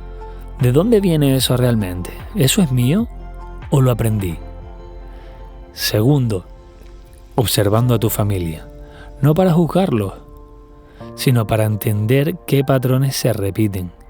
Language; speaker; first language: Spanish; native; Spanish